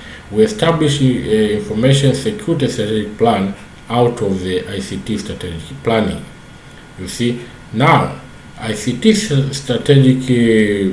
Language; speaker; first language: English; non-native, local second language; Swahili